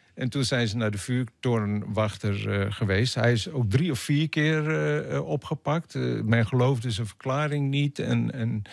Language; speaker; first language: Dutch; native; Dutch